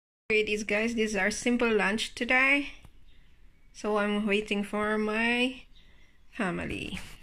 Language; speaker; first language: English; non-native, local second language; Cebuano